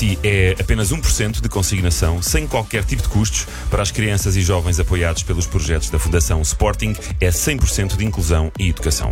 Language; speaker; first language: Portuguese; native; Portuguese